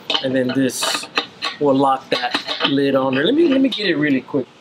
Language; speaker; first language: English; native; English